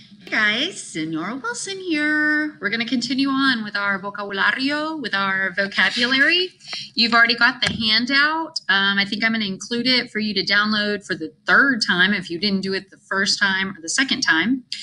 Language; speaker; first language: English; native; English